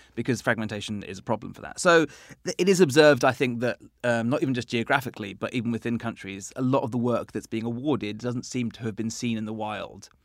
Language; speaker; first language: English; native; English